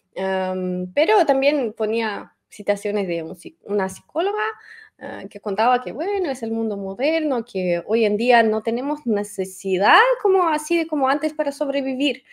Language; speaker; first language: Spanish; non-native, fluent; Russian